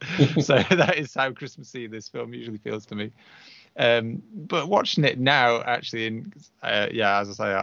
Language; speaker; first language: English; native; English